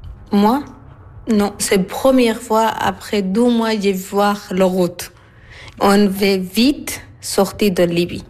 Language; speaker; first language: French; non-native, learner; Arabic